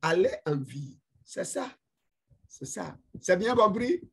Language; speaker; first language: French; non-native, fluent; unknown